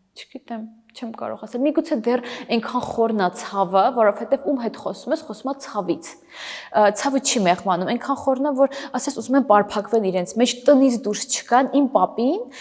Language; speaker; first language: Armenian; native; Armenian